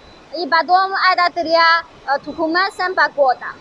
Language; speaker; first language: Russian; non-native, learner; Chinese